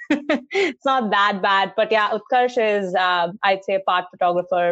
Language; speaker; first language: English; non-native, local second language; Hindi